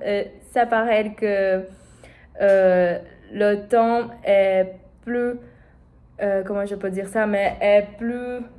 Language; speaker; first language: French; non-native, learner; Portuguese